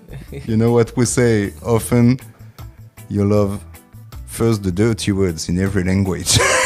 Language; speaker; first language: English; non-native, fluent; French